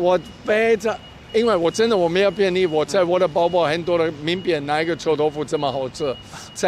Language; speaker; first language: Chinese; non-native, learner; German